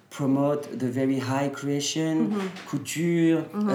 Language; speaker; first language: English; early bilingual, other home language; French